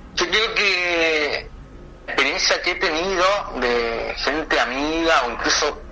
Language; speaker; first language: Spanish; native; Spanish